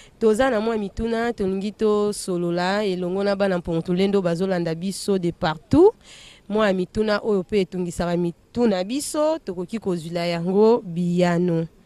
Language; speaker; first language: Lingala; non-native, local second language; Kongo